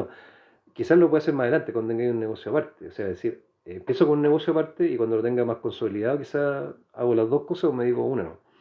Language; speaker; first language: Spanish; native; Spanish